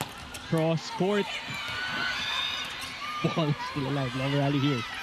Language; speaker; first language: English; non-native, local second language; Filipino